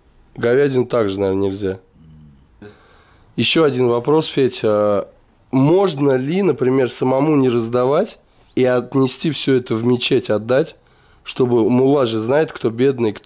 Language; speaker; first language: Russian; native; Russian